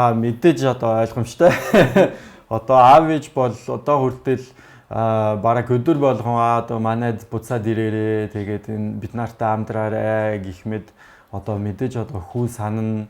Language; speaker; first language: Mongolian; non-native, fluent; French